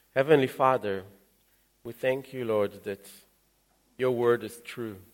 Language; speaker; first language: English; early bilingual, other home language; Russian